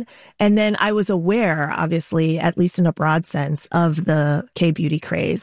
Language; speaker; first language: English; native; English